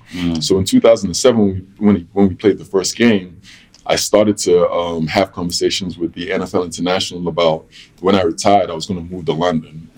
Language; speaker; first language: English; native; English